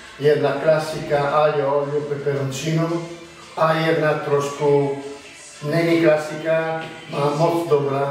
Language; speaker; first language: Czech; non-native, learner; Italian